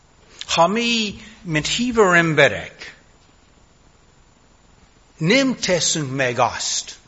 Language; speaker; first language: Hungarian; non-native, fluent; English